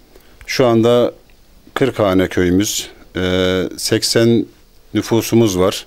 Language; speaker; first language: Turkish; native; Turkish